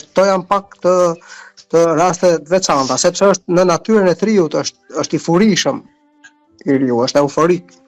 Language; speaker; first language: Albanian; native; Albanian